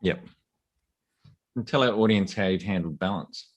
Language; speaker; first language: English; native; English